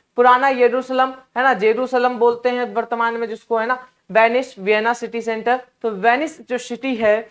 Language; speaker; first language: Hindi; native; Hindi